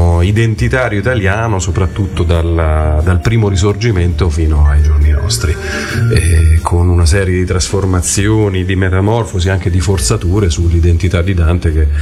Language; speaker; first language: Italian; native; Italian